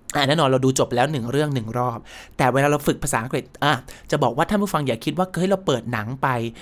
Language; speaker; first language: Thai; native; Thai